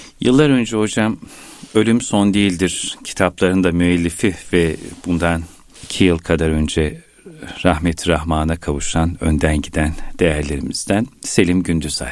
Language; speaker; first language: Turkish; native; Turkish